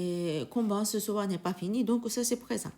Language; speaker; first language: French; non-native, learner; Japanese